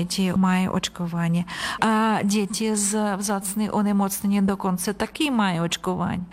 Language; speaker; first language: Czech; non-native, learner; Ukrainian